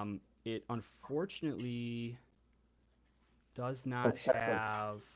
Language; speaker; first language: English; native; English